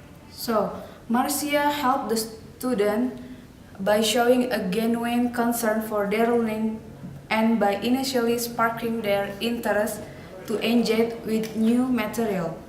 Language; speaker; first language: English; non-native, learner; Indonesian